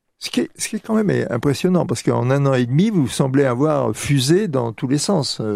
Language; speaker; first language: French; native; French